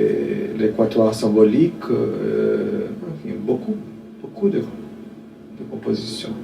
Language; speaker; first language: French; non-native, fluent; Portuguese